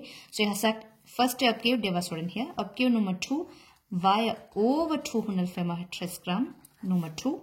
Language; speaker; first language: Danish; non-native, learner; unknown